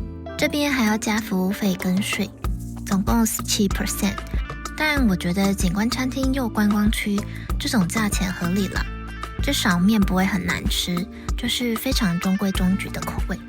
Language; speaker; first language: Chinese; native; Chinese